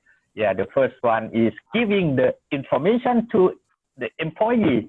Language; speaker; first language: English; non-native, learner; Thai